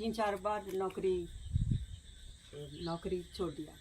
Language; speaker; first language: Hindi; non-native, local second language; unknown